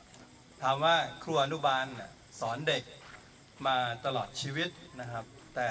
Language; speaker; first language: Thai; native; Thai